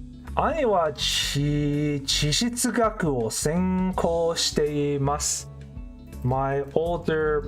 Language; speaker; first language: Japanese; non-native, learner; English